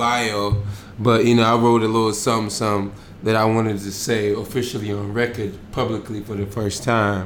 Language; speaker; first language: English; native; English